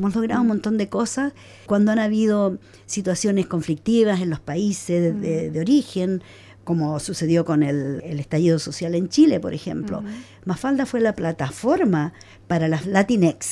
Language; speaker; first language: Spanish; native; Spanish